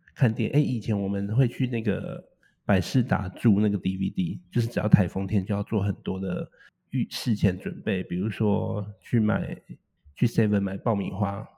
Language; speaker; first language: Chinese; non-native, local second language; Cantonese